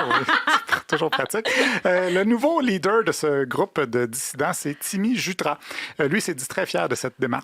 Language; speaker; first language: French; native; French